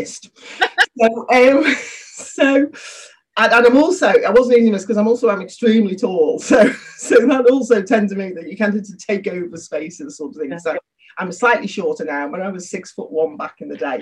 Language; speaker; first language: English; native; English